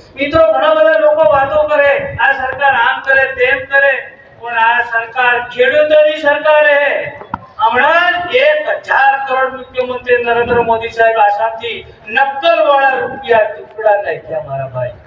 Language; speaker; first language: Gujarati; native; Gujarati